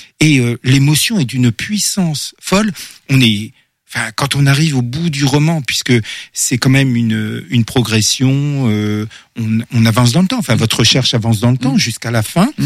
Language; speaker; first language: French; native; French